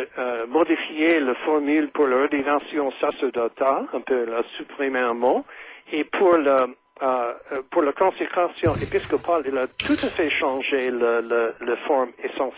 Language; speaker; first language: French; non-native, fluent; English